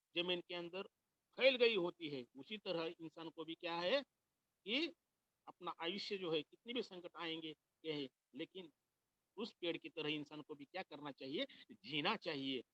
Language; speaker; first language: Hindi; non-native, local second language; Marathi